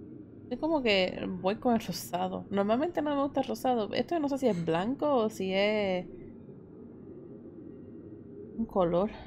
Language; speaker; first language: Spanish; early bilingual, heritage; Spanish